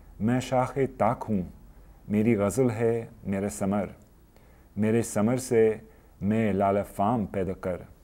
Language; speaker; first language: Urdu; non-native, fluent; English